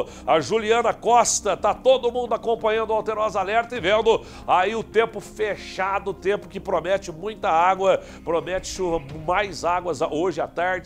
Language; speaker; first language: Portuguese; native; Portuguese